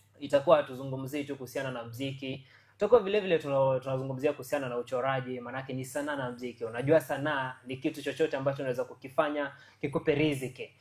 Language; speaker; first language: Swahili; non-native, local second language; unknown